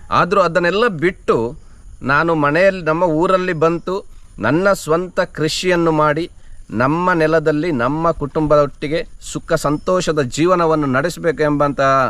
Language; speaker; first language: Kannada; native; Kannada